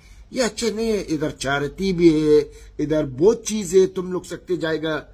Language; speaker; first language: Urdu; non-native, learner; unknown